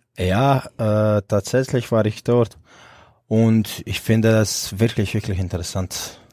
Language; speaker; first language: German; non-native, fluent; Croatian